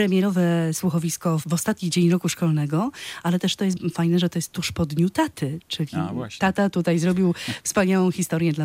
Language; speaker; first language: Polish; native; Polish